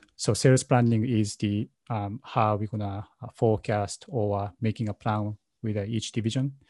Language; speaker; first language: English; non-native, learner; Japanese